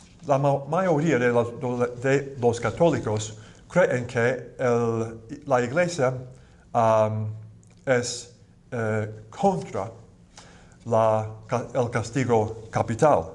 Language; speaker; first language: Spanish; non-native, fluent; English